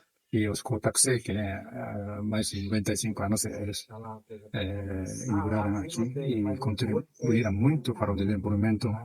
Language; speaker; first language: Portuguese; non-native, fluent; Japanese